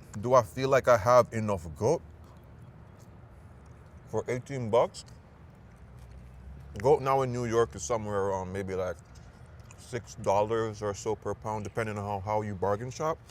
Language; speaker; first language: English; native; English